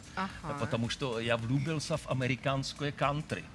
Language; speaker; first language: Russian; non-native, learner; Czech